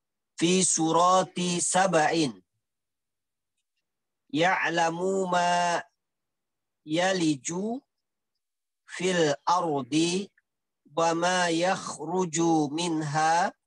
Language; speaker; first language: Arabic; non-native, learner; Indonesian